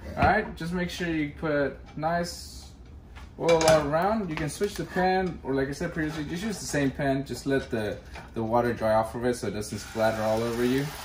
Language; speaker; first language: English; early bilingual, other home language; Spanish